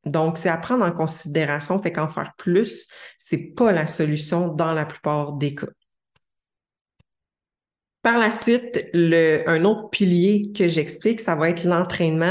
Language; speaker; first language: French; native; French